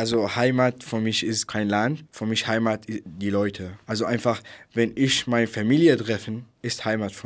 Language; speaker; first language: German; non-native, learner; Arabic